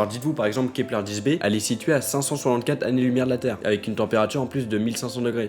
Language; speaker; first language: French; native; French